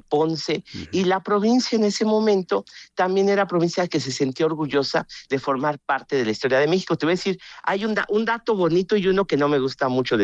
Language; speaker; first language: Spanish; native; Spanish